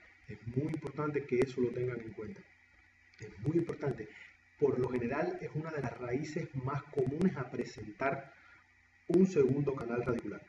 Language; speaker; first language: Spanish; native; Spanish